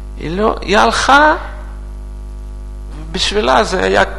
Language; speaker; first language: Hebrew; non-native, learner; Russian